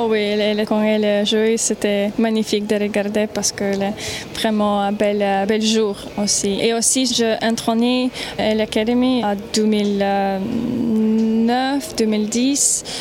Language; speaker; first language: French; non-native, learner; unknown